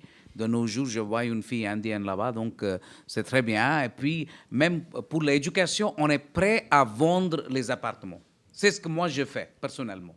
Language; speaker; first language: French; non-native, fluent; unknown